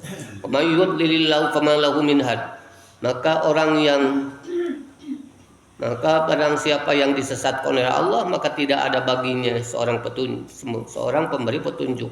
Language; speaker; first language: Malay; non-native, local second language; Sundanese